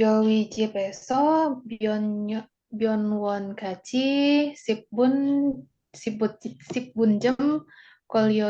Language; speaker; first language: Korean; non-native, learner; Indonesian